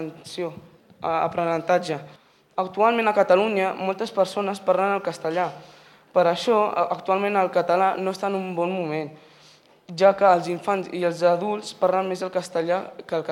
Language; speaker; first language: Catalan; non-native, local second language; Spanish